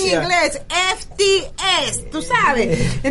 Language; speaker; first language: Spanish; native; Spanish